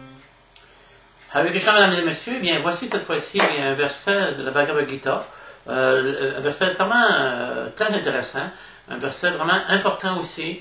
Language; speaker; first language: French; native; French